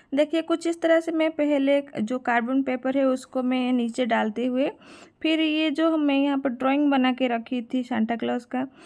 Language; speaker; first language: Hindi; non-native, local second language; Odia